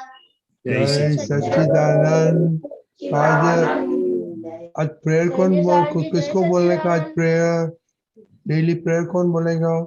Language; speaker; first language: Hindi; non-native, local second language; Gujarati